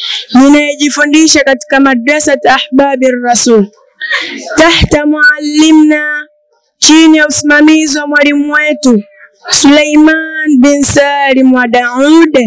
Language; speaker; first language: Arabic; non-native, learner; Swahili